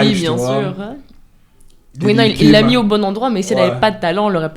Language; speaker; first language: French; native; French